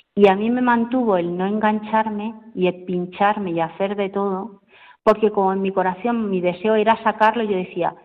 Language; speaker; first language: Spanish; native; Spanish